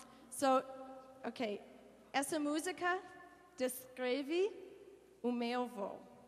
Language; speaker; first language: Portuguese; non-native, learner; English